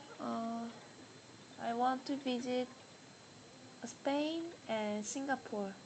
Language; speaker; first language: English; non-native, learner; Korean